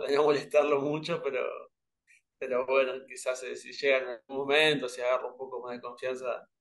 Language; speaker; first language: Spanish; native; Spanish